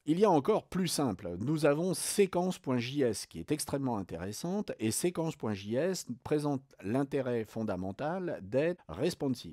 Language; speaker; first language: French; native; French